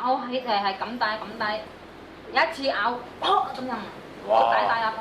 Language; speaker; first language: Cantonese; non-native, learner; Indonesian